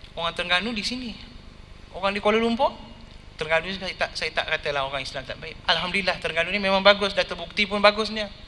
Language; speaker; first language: Malay; non-native, local second language; Tamil